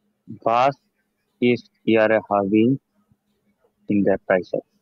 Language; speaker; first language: German; non-native, learner; Bangla